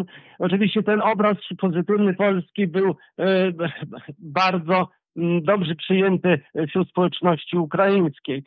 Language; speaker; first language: Polish; early bilingual, heritage; Polish